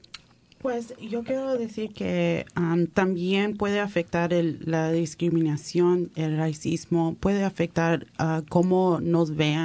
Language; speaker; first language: Spanish; early bilingual, heritage; Spanish